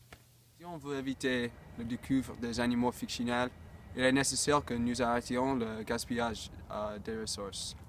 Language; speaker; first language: French; non-native, learner; English